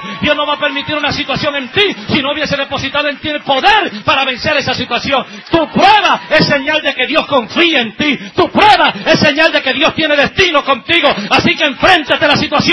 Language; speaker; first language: Spanish; native; Spanish